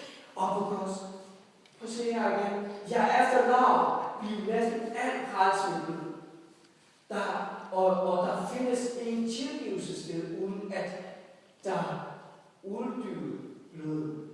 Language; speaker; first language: Danish; non-native, fluent; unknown